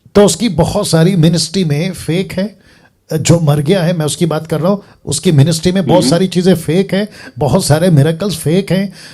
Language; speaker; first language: Hindi; native; Hindi